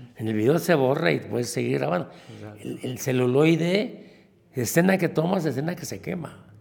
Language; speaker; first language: Spanish; native; Spanish